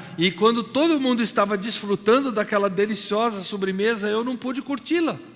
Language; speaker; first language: Portuguese; native; Portuguese